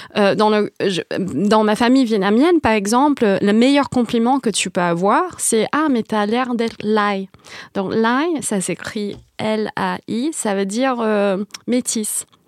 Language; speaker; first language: French; non-native, fluent; English